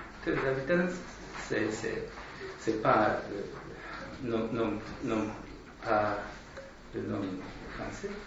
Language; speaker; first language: French; non-native, learner; Japanese